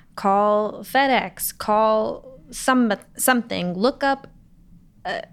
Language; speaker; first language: English; native; English